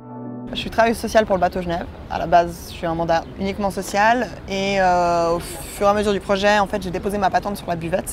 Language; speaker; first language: French; native; French